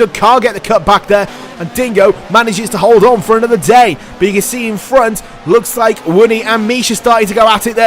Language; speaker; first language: English; native; English